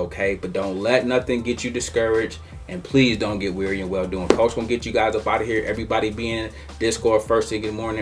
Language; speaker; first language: English; native; English